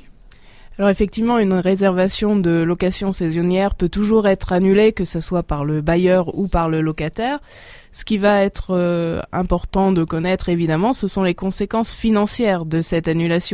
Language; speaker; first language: French; native; French